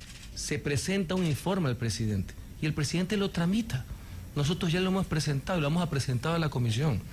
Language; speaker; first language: Spanish; native; Spanish